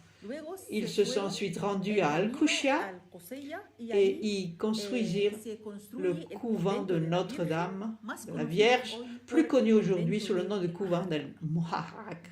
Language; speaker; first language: French; non-native, fluent; Arabic